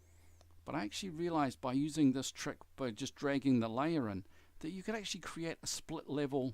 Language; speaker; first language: English; native; English